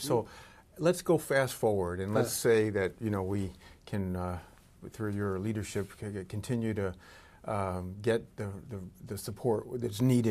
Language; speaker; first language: English; native; English